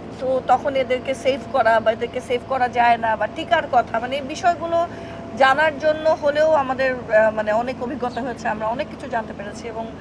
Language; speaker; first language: Bangla; native; Bangla